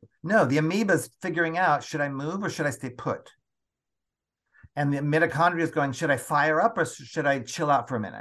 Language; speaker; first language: English; native; English